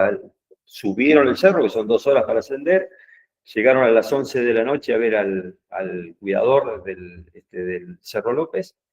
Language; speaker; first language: Spanish; native; Spanish